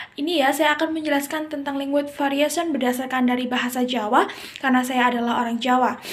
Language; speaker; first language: Indonesian; non-native, local second language; Javanese